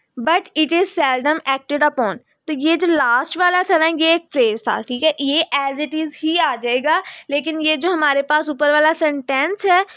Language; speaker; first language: Urdu; native; Urdu